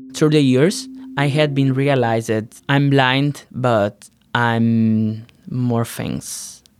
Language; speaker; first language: English; non-native, learner; Portuguese